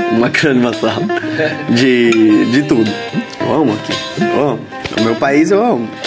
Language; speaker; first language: Portuguese; non-native, fluent; Hindi